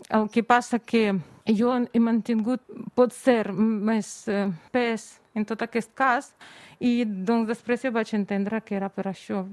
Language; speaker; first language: Catalan; non-native, fluent; Russian